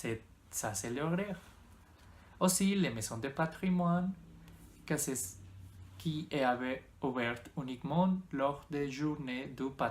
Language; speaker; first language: French; non-native, learner; Spanish